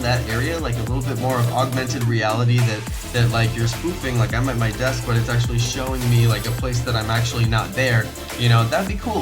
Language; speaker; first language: English; native; English